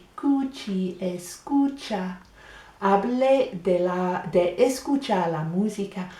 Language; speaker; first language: Spanish; non-native, fluent; English